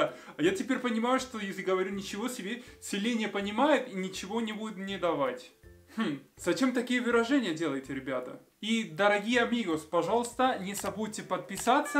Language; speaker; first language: Russian; non-native, fluent; Spanish